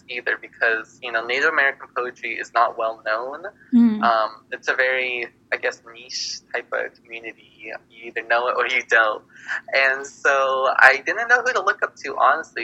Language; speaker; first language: English; native; English